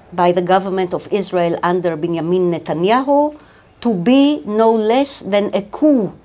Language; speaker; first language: English; non-native, fluent; Hebrew